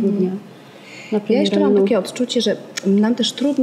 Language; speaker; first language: Polish; native; Polish